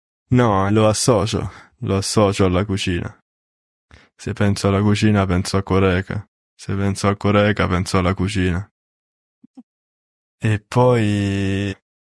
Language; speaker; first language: Italian; native; Italian